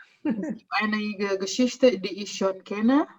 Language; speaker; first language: German; non-native, fluent; Indonesian